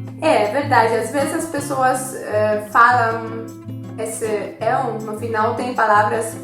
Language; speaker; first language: Portuguese; non-native, fluent; Polish